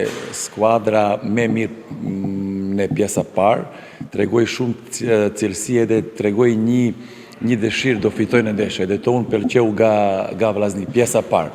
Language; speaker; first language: Albanian; non-native, learner; Serbian